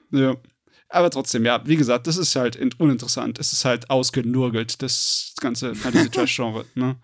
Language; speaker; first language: German; native; German